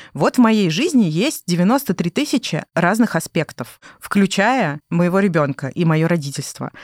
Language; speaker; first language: Russian; native; Russian